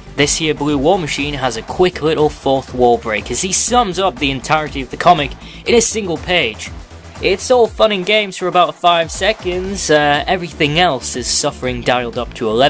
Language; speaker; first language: English; native; English